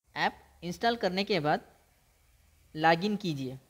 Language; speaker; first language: Hindi; non-native, local second language; Telugu